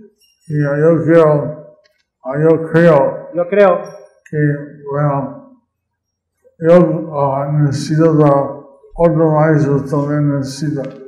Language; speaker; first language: Spanish; non-native, learner; English